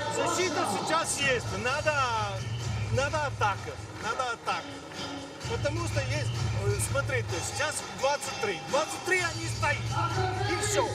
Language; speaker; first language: Russian; non-native, learner; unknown